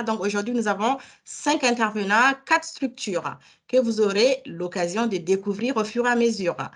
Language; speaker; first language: French; native; French